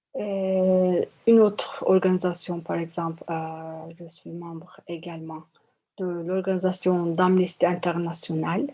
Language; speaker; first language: French; non-native, learner; Turkish